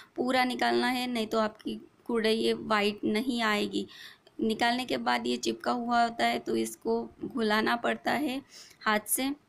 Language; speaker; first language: Hindi; non-native, local second language; Marathi